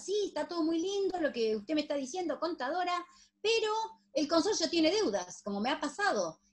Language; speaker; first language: Spanish; native; Spanish